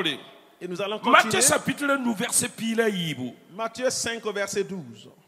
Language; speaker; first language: French; non-native, local second language; Mossi